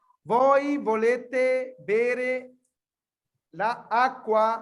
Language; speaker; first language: Italian; non-native, fluent; Punjabi